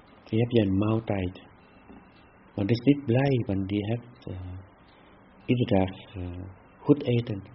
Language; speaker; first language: Dutch; non-native, fluent; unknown